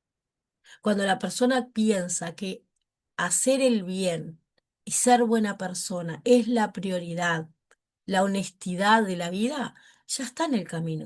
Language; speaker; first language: Spanish; native; Spanish